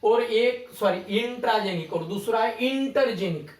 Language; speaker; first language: Hindi; non-native, local second language; Marathi